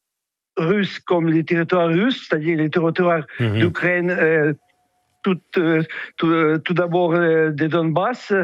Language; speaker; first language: French; non-native, fluent; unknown